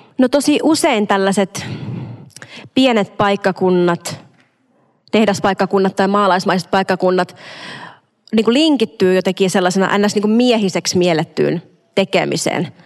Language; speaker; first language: Finnish; native; Finnish